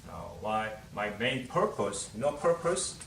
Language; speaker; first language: English; non-native, learner; Korean